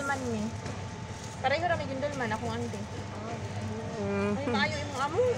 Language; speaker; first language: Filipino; non-native, local second language; Cebuano